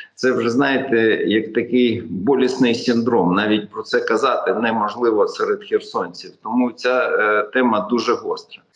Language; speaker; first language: Ukrainian; native; Ukrainian